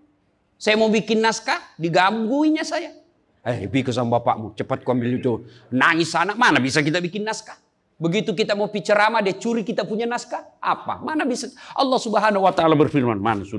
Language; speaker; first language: Indonesian; native; Indonesian